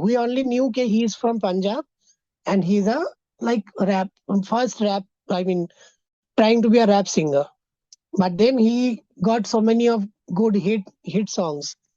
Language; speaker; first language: English; non-native, fluent; Bangla